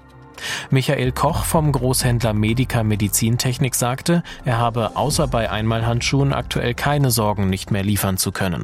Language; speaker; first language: German; native; German